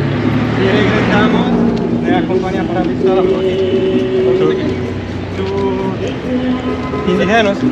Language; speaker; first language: Spanish; non-native, learner; Romanian